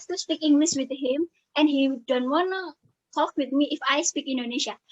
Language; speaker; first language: English; non-native, learner; Indonesian